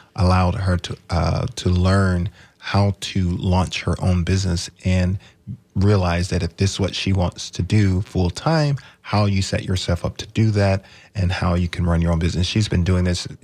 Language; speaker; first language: English; native; English